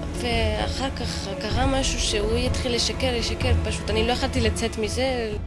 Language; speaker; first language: Hebrew; non-native, fluent; Russian